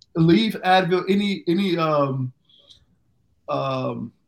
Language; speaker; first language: English; native; English